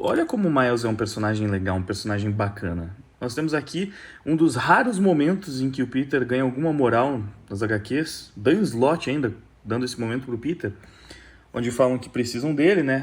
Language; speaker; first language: Portuguese; native; Portuguese